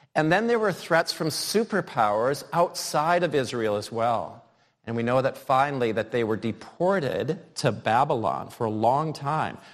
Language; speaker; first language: English; native; English